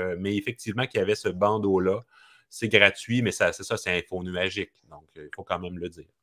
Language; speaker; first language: French; native; French